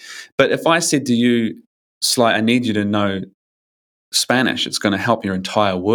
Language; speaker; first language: English; native; English